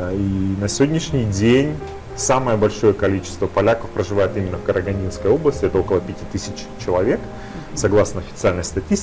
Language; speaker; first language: Russian; native; Russian